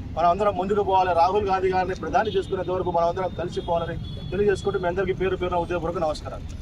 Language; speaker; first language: Telugu; native; Telugu